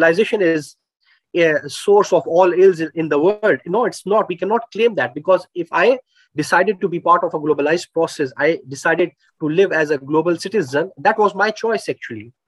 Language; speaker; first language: English; non-native, local second language; Urdu